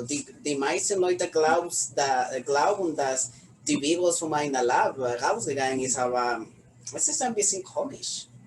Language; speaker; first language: German; non-native, learner; Spanish